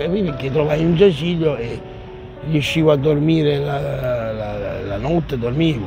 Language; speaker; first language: Italian; native; Italian